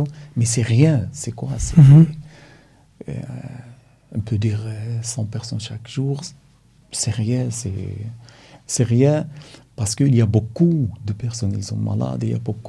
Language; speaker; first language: French; non-native, learner; Arabic